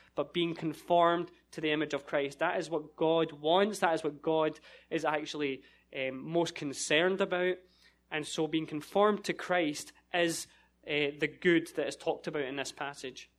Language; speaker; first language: English; native; English